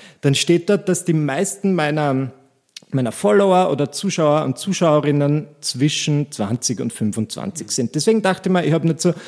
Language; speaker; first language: German; native; German